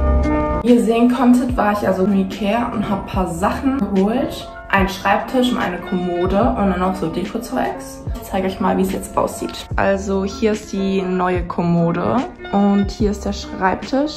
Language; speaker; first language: German; native; German